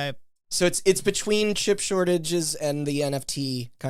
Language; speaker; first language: English; native; English